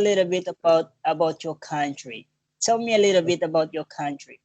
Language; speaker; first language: English; non-native, learner; Portuguese